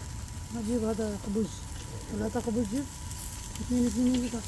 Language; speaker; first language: Arabic; non-native, learner; Hindi